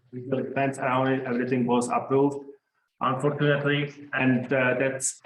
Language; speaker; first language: English; non-native, fluent; Czech